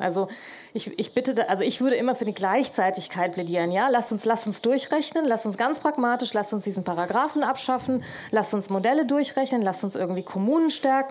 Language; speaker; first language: German; native; German